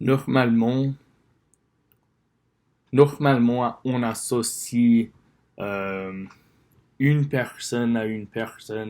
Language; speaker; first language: French; non-native, learner; English